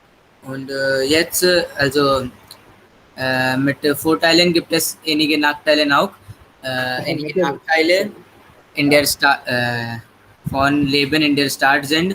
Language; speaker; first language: German; non-native, learner; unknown